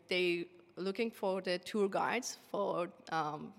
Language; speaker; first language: English; non-native, fluent; Persian